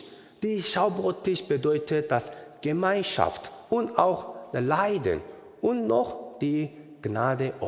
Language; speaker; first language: German; non-native, learner; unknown